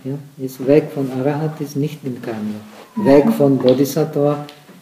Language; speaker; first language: German; non-native, fluent; Czech